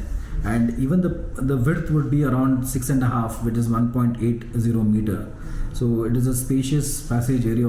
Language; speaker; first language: English; non-native, local second language; Hindi